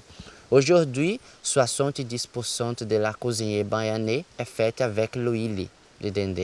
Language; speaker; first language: French; non-native, learner; Portuguese